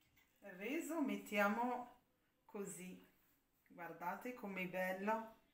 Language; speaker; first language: Italian; non-native, learner; Arabic